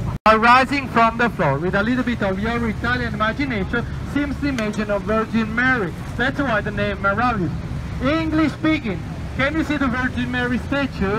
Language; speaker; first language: English; non-native, fluent; Italian